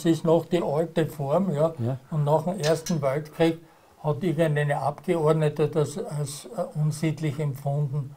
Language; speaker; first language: German; native; German